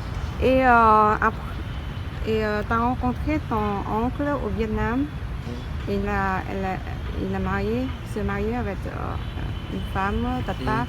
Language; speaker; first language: French; non-native, learner; Vietnamese